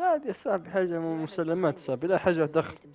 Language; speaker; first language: Arabic; native; Arabic